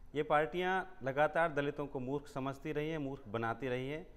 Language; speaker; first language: Hindi; native; Hindi